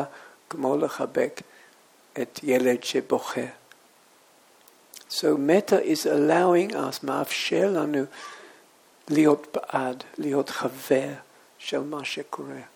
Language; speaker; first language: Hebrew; non-native, fluent; English